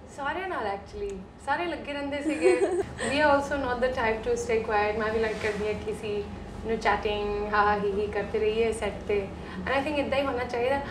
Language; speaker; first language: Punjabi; early bilingual, heritage; Punjabi